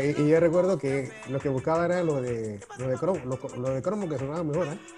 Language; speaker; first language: Spanish; native; Spanish